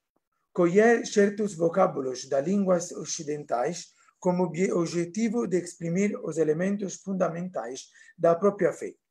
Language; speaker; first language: Portuguese; non-native, fluent; Italian